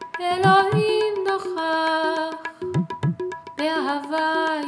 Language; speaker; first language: Hebrew; native; Hebrew